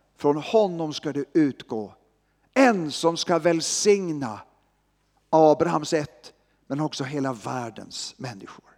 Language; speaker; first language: Swedish; native; Swedish